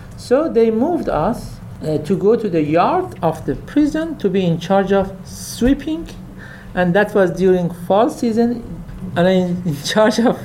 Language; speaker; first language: English; non-native, fluent; Persian